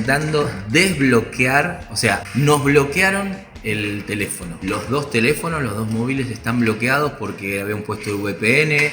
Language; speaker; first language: Spanish; native; Spanish